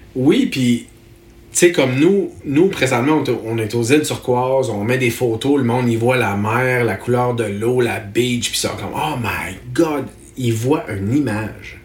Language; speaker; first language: French; native; French